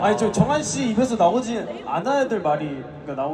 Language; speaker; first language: Korean; native; Korean